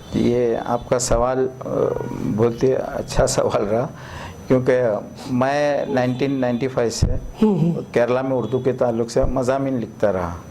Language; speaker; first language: Hindi; early bilingual, other home language; Malayalam